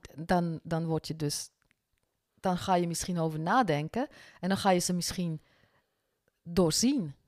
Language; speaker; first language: Dutch; non-native, fluent; French